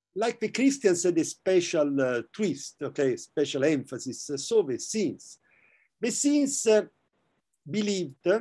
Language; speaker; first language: English; non-native, fluent; Italian